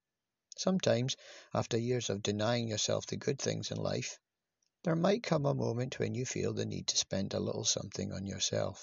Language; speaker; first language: English; native; English